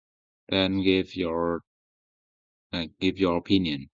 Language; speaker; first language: English; non-native, learner; Vietnamese